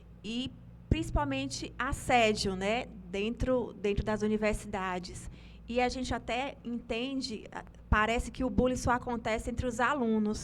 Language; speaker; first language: Portuguese; native; Portuguese